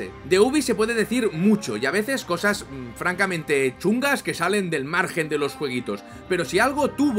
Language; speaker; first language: Spanish; native; Spanish